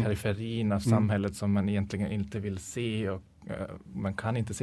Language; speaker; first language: Swedish; non-native, fluent; German